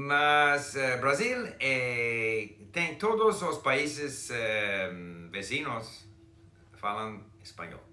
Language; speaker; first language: Portuguese; non-native, fluent; English